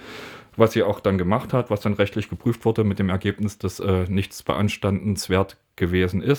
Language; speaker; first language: German; native; German